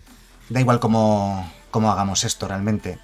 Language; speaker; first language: Spanish; native; Spanish